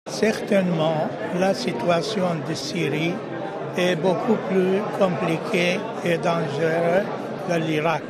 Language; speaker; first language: French; non-native, fluent; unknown